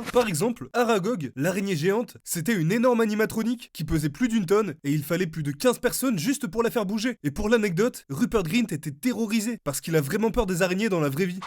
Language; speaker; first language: French; native; French